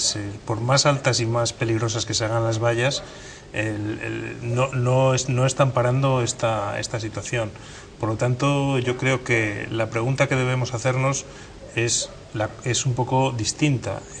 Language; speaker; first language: Spanish; native; Spanish